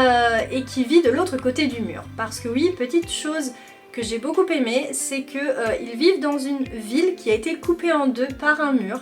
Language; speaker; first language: French; native; French